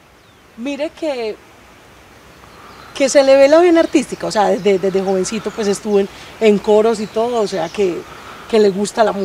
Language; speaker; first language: Spanish; native; Spanish